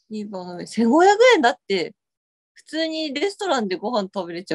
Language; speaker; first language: Japanese; native; Japanese